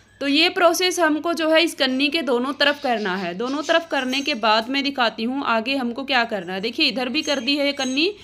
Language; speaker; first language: Hindi; native; Hindi